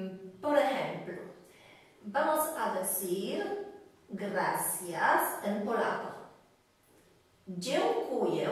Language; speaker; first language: Spanish; non-native, fluent; Polish